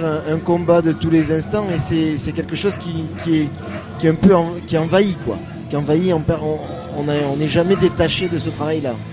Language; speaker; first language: French; native; French